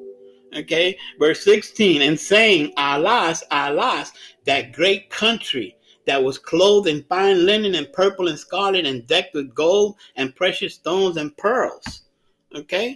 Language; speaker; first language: English; native; English